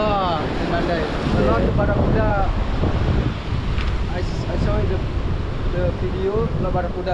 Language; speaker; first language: English; non-native, learner; Indonesian